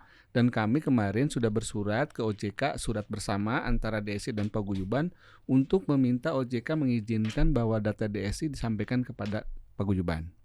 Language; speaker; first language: Indonesian; native; Indonesian